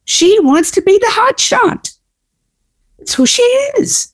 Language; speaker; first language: English; native; English